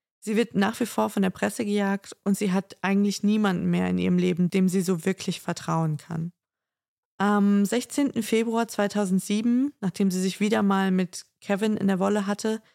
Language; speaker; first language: German; native; German